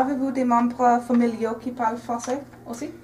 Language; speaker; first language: French; non-native, fluent; English